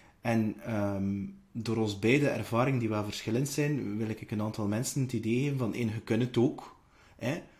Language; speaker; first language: Dutch; native; Dutch